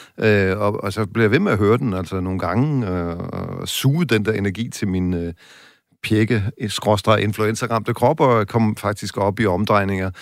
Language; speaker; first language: Danish; native; Danish